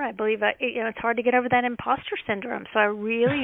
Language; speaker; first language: English; native; English